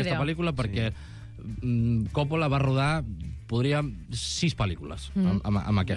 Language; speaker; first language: Catalan; native; Catalan